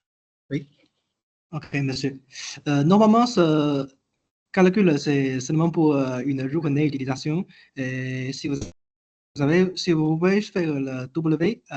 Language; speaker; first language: French; non-native, learner; Chinese